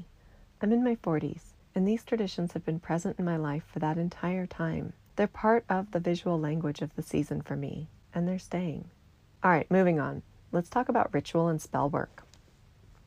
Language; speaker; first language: English; native; English